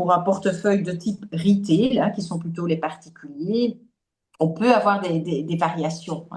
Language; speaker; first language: French; native; French